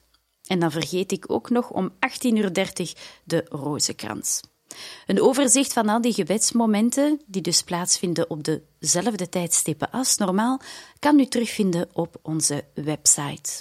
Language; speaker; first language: Dutch; native; Dutch